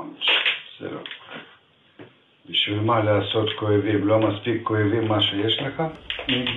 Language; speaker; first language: Hebrew; non-native, fluent; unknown